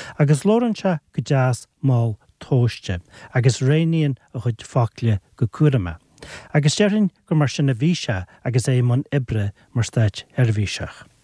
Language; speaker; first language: Irish; native; Irish